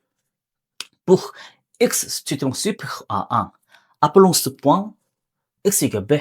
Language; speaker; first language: French; non-native, learner; Korean